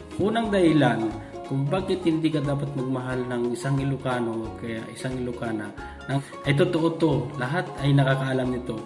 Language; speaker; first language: Filipino; non-native, local second language; Iloko